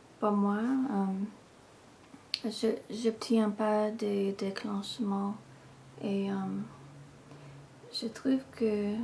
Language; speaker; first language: French; non-native, learner; English